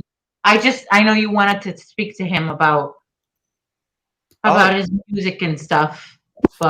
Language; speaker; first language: English; native; English